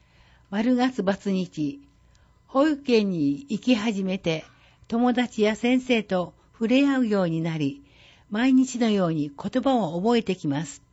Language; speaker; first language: Japanese; native; Japanese